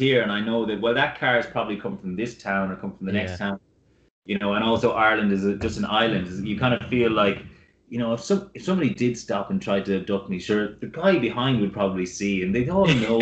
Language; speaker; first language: English; native; English